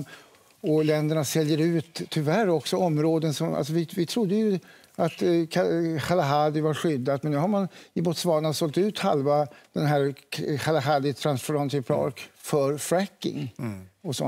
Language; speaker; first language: Swedish; native; Swedish